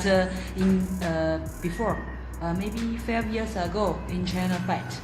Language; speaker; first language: English; non-native, learner; Chinese